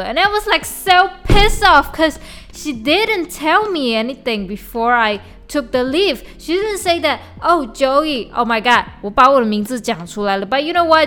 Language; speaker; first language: English; non-native, local second language; Chinese